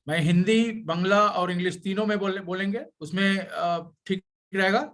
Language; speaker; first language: Hindi; non-native, local second language; Bangla